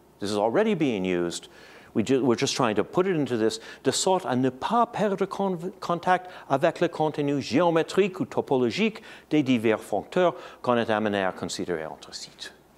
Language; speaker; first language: French; non-native, fluent; English